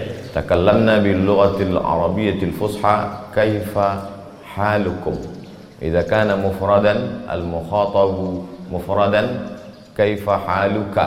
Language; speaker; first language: Arabic; non-native, fluent; Indonesian